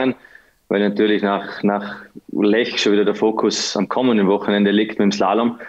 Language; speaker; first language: German; native; German